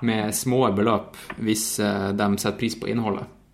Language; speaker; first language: Norwegian; native; Norwegian